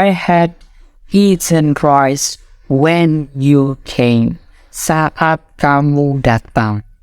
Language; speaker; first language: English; non-native, fluent; Indonesian